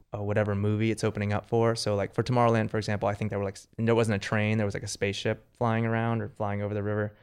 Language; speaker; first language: English; native; English